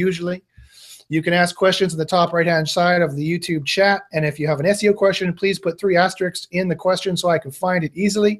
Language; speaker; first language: English; native; English